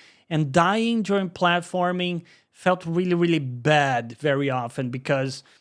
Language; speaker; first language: English; native; English